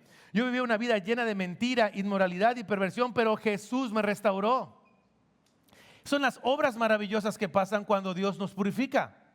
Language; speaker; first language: Spanish; native; Spanish